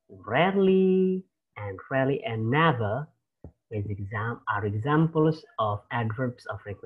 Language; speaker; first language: English; non-native, fluent; Indonesian